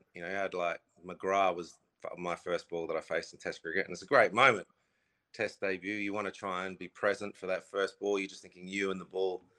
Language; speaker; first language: English; native; English